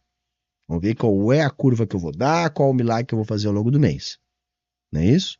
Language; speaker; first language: Portuguese; native; Portuguese